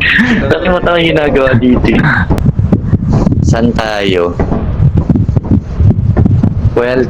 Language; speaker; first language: Filipino; native; Filipino